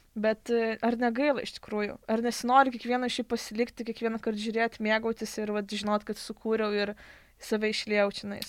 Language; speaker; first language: Lithuanian; native; Lithuanian